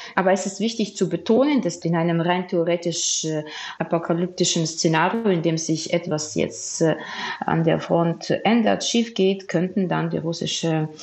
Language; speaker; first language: German; non-native, fluent; Ukrainian